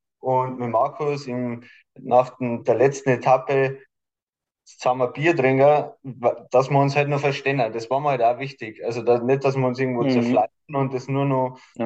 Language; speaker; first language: German; native; German